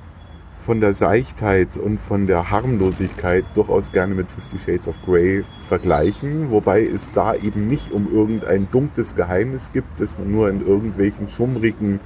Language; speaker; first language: German; native; German